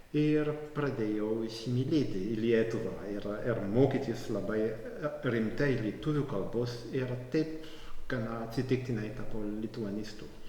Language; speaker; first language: Lithuanian; non-native, fluent; French